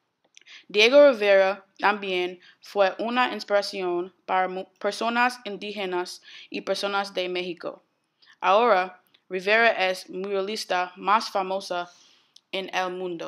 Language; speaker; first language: Spanish; non-native, learner; English